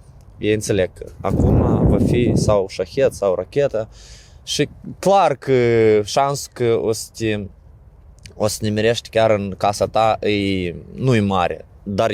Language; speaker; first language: Romanian; non-native, learner; Ukrainian